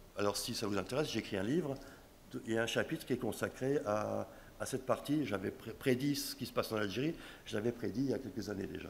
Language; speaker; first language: French; non-native, local second language; Swiss German